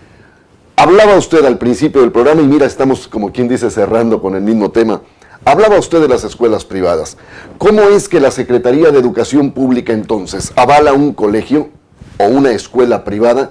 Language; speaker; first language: Spanish; native; Spanish